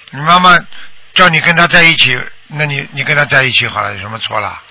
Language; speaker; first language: Chinese; native; Chinese